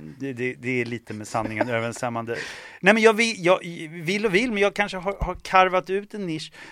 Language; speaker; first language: Swedish; early bilingual, other home language; Estonian